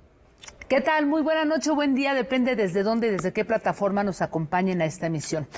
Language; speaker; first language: Spanish; native; Spanish